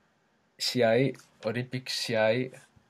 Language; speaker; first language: Japanese; non-native, learner; English